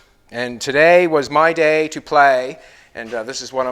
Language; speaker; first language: English; native; English